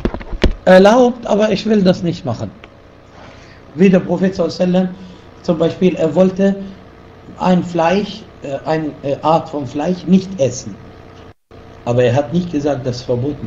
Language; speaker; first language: German; non-native, fluent; Arabic